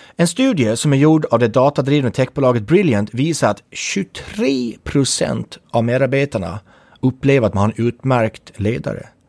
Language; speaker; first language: Swedish; native; Swedish